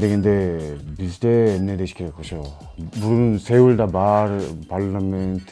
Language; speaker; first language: Kyrgyz; non-native, fluent; Korean